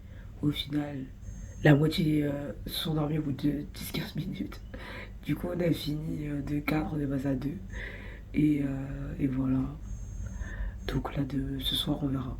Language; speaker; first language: French; native; French